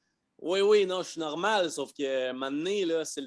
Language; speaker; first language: French; native; French